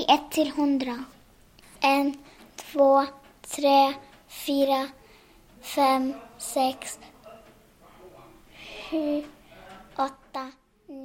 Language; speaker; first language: Swedish; early bilingual, other home language; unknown